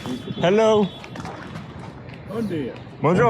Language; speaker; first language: English; non-native, learner; French